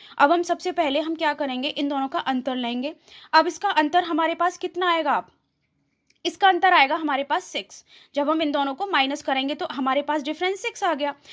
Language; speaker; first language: Hindi; native; Hindi